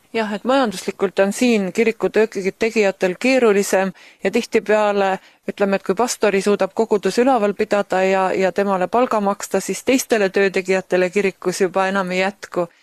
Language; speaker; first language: Estonian; native; Estonian